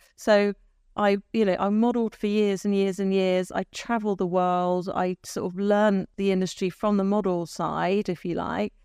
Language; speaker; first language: English; native; English